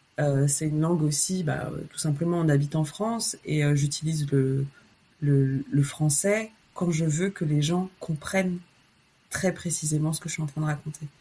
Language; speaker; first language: French; early bilingual, other home language; Chinese